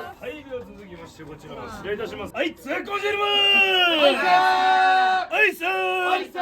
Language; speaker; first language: Japanese; native; Japanese